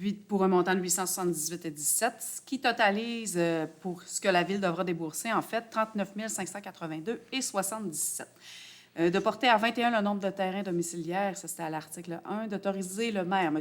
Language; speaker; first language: French; native; French